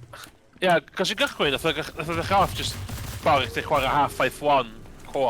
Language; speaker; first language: Welsh; native; Welsh